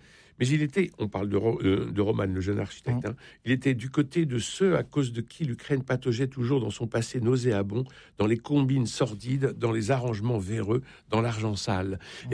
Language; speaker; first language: French; native; French